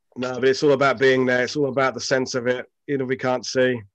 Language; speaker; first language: English; native; English